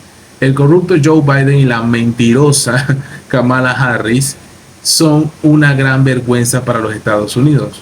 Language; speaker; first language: Spanish; native; Spanish